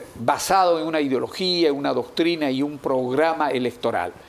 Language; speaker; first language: Spanish; native; Spanish